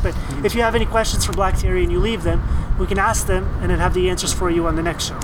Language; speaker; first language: English; native; English